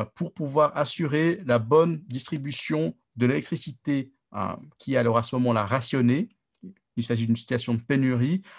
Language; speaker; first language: French; native; French